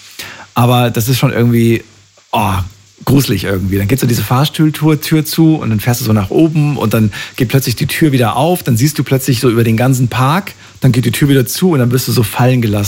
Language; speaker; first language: German; native; German